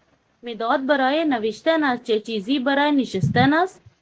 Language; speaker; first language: Persian; non-native, learner; Urdu